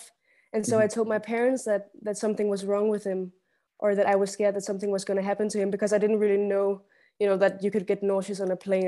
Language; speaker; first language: English; non-native, fluent; Danish